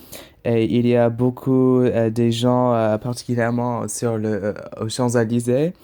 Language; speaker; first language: French; non-native, learner; English